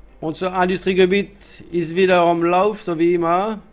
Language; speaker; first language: German; non-native, learner; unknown